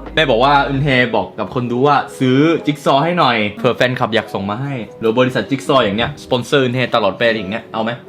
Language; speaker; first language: Thai; non-native, fluent; Korean